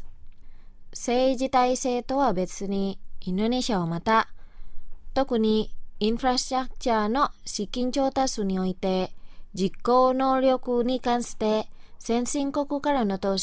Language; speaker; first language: Japanese; non-native, fluent; Indonesian